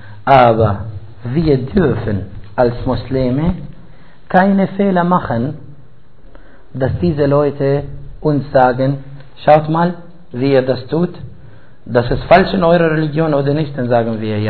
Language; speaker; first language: German; non-native, fluent; Arabic